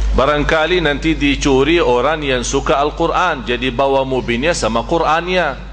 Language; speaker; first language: Malay; non-native, fluent; Arabic